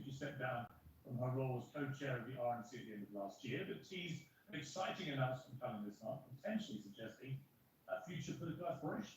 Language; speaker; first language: English; native; English